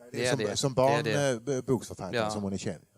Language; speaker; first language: Swedish; native; Swedish